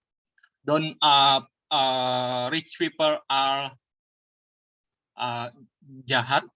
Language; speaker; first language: English; non-native, learner; Indonesian